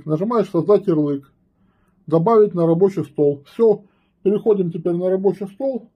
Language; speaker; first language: Russian; native; Russian